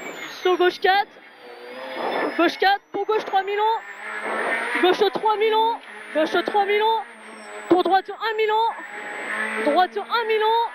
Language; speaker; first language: French; native; French